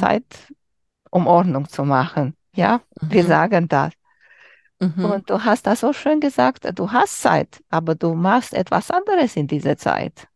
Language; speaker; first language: German; non-native, learner; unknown